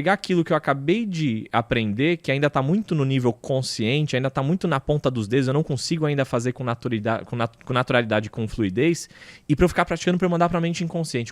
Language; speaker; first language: Portuguese; native; Portuguese